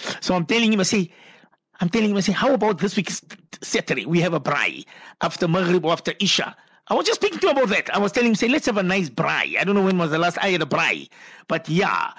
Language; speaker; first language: English; native; English